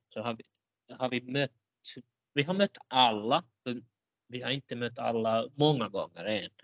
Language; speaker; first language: Swedish; non-native, local second language; Finnish